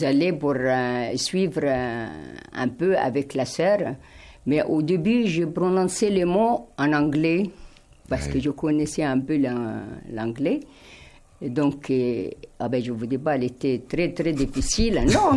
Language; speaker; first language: French; non-native, fluent; Arabic